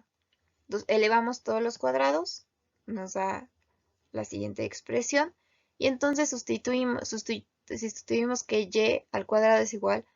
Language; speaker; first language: Spanish; native; Spanish